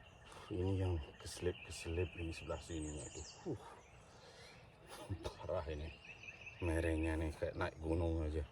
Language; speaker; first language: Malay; non-native, local second language; Balinese